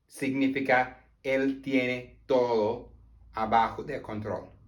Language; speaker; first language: Spanish; non-native, learner; English